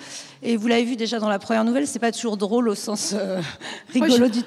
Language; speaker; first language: French; native; French